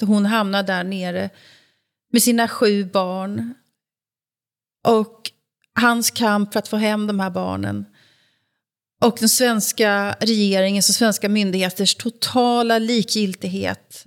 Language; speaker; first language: Swedish; native; Swedish